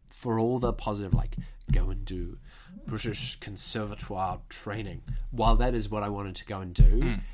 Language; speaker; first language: English; native; English